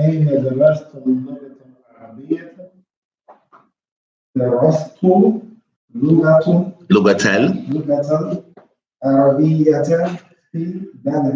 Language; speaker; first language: Arabic; non-native, learner; English